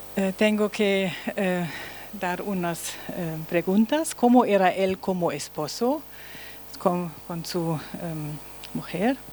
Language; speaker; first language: Spanish; non-native, learner; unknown